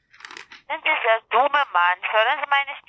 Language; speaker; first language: German; non-native, learner; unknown